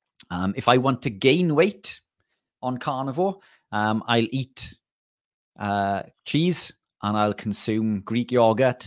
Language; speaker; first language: English; native; English